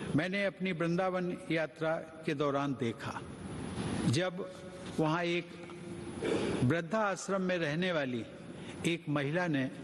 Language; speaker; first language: Hindi; native; Hindi